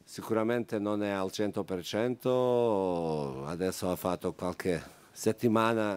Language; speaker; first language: Italian; non-native, fluent; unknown